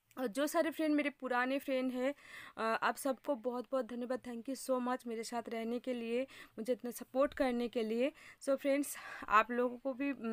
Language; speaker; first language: Hindi; non-native, local second language; Bangla